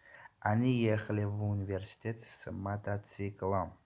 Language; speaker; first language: Russian; non-native, learner; Tajik